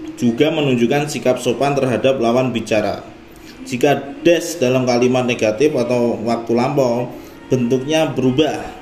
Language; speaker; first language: Indonesian; native; Indonesian